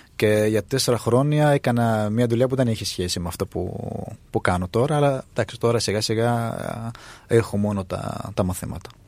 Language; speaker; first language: Greek; non-native, fluent; Arabic